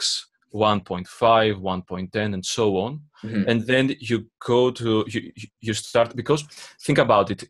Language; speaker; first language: English; non-native, fluent; Greek